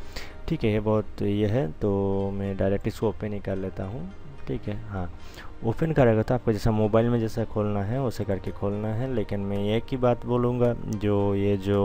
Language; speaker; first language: Hindi; non-native, local second language; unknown